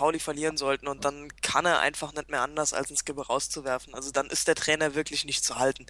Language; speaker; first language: German; native; German